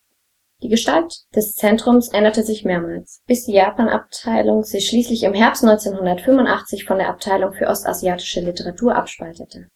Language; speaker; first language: German; native; German